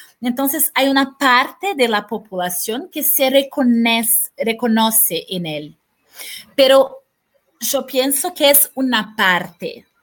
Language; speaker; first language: Spanish; non-native, fluent; Portuguese